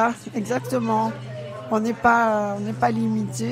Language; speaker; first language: French; native; French